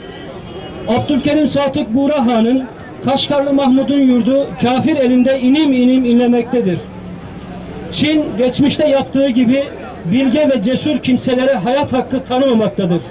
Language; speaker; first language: Turkish; native; Turkish